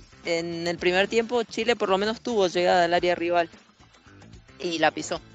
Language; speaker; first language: Spanish; native; Spanish